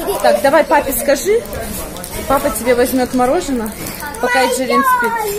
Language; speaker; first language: Russian; native; Russian